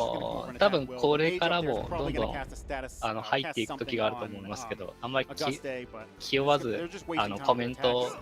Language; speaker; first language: Japanese; native; Japanese